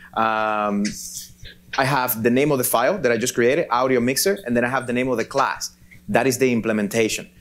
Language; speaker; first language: English; non-native, fluent; Spanish